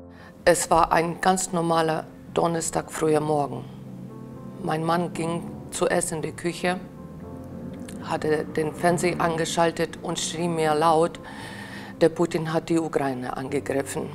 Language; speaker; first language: German; non-native, fluent; Ukrainian